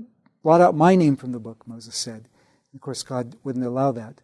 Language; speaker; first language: English; native; English